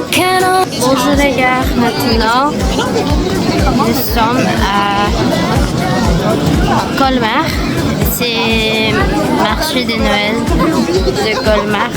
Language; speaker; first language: French; non-native, learner; Indonesian